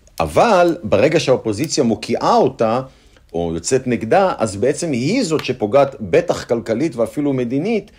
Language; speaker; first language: Hebrew; native; Hebrew